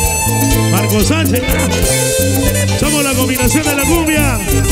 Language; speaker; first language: Spanish; native; Spanish